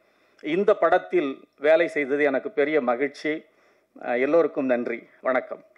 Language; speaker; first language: Tamil; native; Tamil